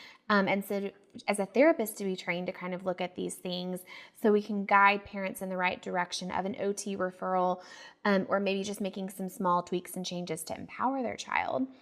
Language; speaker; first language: English; native; English